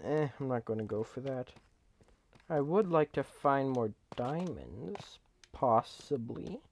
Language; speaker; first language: English; native; English